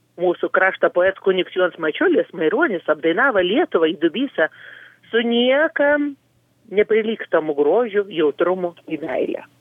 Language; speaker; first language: Lithuanian; native; Lithuanian